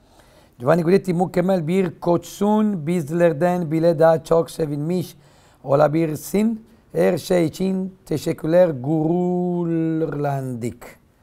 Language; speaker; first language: Turkish; non-native, learner; Italian